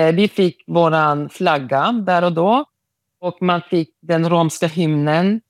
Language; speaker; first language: Swedish; non-native, local second language; Romany